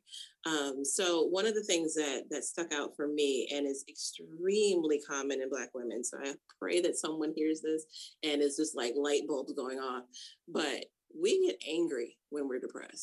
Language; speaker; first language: English; native; English